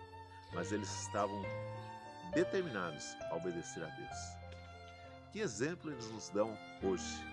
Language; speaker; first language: Portuguese; native; Portuguese